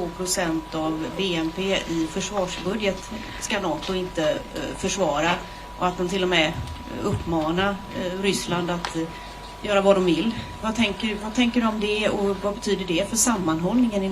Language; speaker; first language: Swedish; native; Swedish